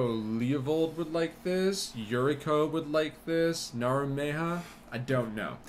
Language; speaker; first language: English; native; English